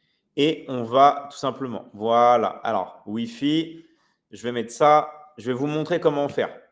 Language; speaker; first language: French; native; French